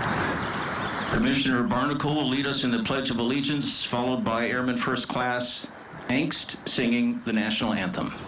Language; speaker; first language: English; native; English